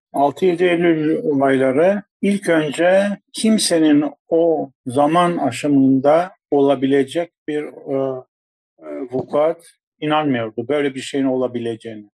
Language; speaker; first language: Turkish; non-native, local second language; Greek